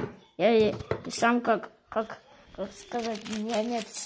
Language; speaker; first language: Russian; early bilingual, heritage; Russian